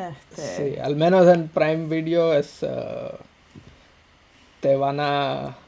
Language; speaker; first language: Spanish; non-native, fluent; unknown